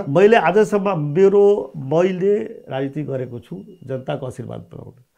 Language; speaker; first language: Nepali; non-native, local second language; Maithili